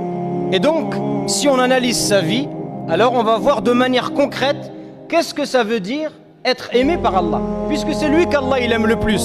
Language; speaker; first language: French; native; French